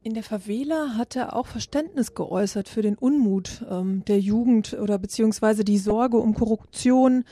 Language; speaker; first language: German; native; German